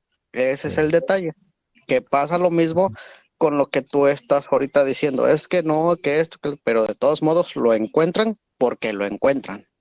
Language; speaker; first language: Spanish; native; Spanish